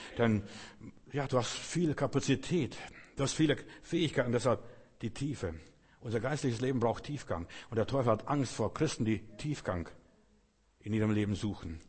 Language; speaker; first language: German; non-native, fluent; Russian